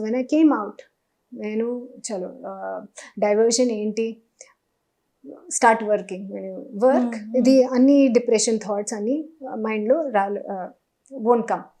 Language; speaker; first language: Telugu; non-native, local second language; Hindi